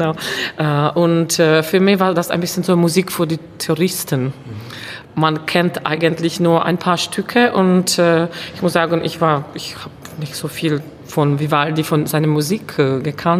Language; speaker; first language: German; non-native, fluent; Czech